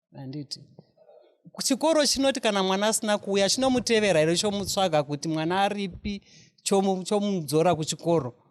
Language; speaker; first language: Shona; non-native, local second language; North Ndebele